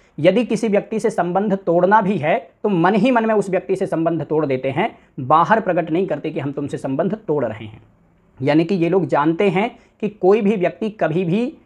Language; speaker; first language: Hindi; native; Hindi